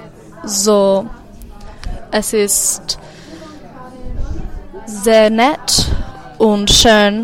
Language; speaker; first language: German; non-native, learner; English